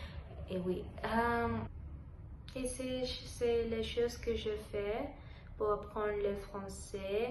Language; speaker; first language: French; non-native, learner; Telugu